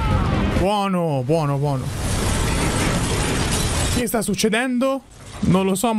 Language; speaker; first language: Italian; native; Italian